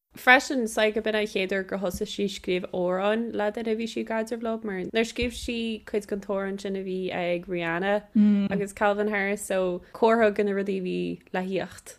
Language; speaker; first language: Irish; non-native, local second language; English